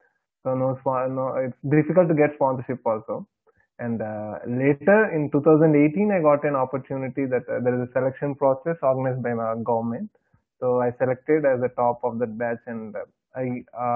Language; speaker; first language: English; non-native, local second language; Telugu